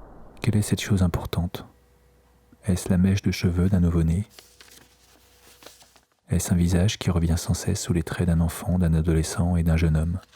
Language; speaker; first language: French; native; French